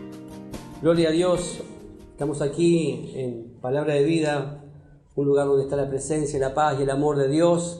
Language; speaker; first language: Spanish; native; Spanish